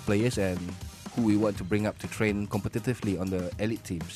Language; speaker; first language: English; non-native, local second language; Malay